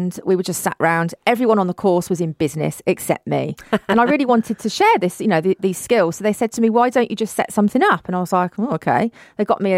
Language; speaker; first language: English; native; English